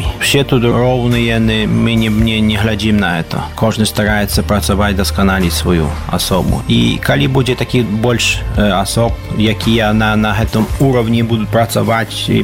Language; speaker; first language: Russian; non-native, learner; Polish